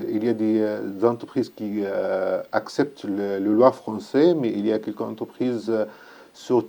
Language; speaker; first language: French; non-native, learner; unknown